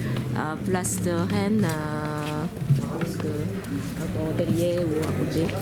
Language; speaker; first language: French; non-native, learner; Korean